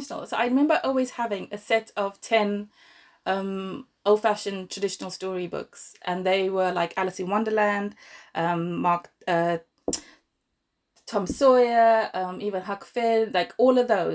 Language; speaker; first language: English; native; English